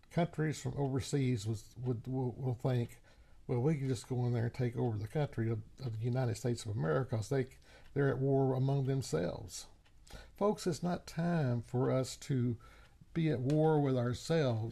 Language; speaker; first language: English; native; English